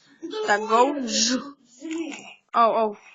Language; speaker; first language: Ukrainian; native; Ukrainian